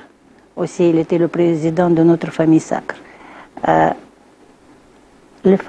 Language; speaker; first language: French; non-native, learner; Russian